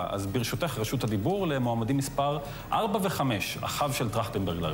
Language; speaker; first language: Hebrew; native; Hebrew